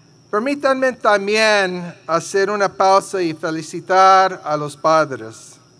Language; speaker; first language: Spanish; early bilingual, heritage; Spanish